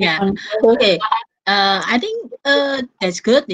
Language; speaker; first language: English; non-native, fluent; Indonesian